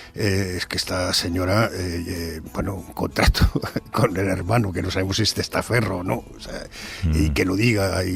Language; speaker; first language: Spanish; native; Spanish